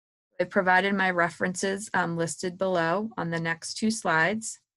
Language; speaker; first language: English; native; English